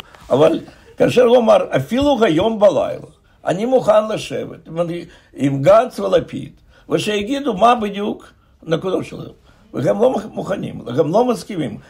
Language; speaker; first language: Hebrew; non-native, fluent; Russian